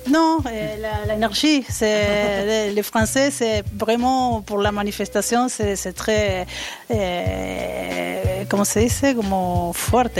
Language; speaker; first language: French; non-native, learner; Spanish